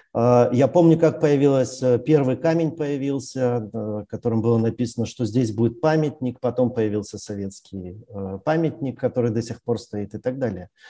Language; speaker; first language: Russian; native; Russian